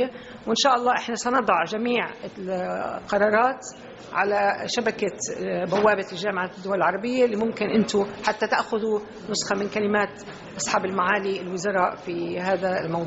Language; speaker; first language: Arabic; native; Arabic